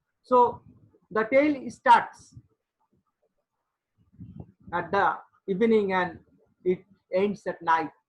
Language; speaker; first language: English; non-native, local second language; Bangla